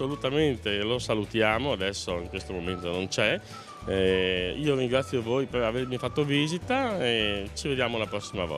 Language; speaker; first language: Italian; native; Italian